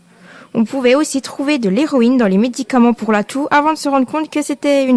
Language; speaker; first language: French; native; French